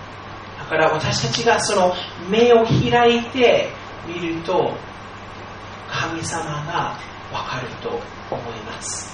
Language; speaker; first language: Japanese; non-native, fluent; English